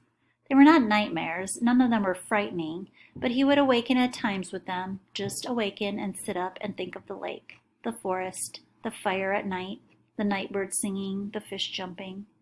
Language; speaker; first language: English; native; English